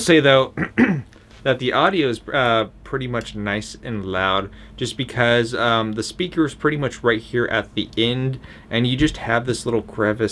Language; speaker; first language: English; native; English